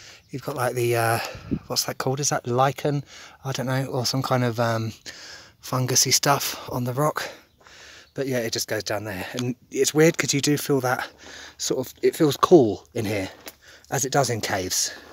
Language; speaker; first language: English; native; English